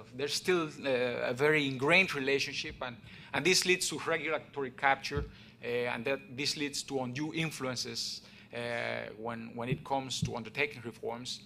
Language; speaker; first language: English; non-native, fluent; Spanish